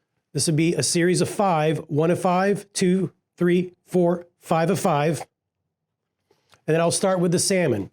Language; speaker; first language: English; native; English